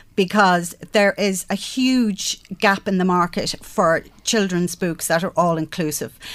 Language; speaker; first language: English; native; English